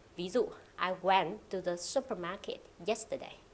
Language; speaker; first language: English; non-native, fluent; Vietnamese